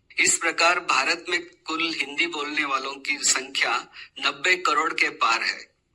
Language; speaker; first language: Hindi; non-native, local second language; Marathi